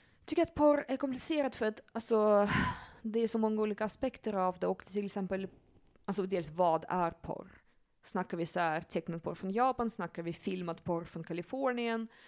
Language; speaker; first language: Swedish; early bilingual, other home language; Russian